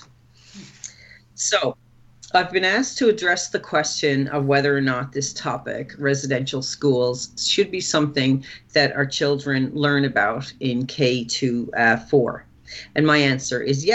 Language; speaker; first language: English; native; English